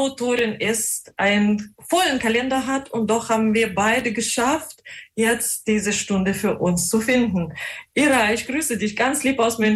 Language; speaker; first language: German; non-native, fluent; Russian